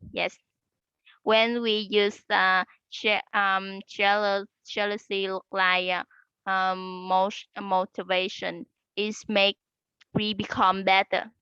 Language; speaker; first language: English; non-native, learner; Vietnamese